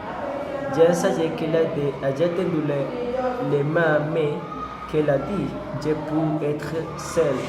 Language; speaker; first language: French; non-native, learner; Spanish